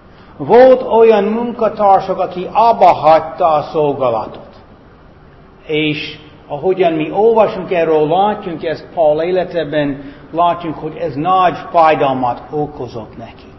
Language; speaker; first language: Hungarian; non-native, fluent; English